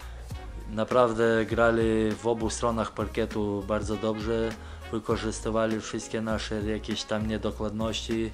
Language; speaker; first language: Polish; non-native, fluent; Lithuanian